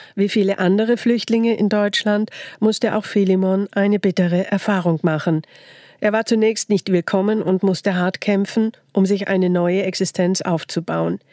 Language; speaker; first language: German; native; German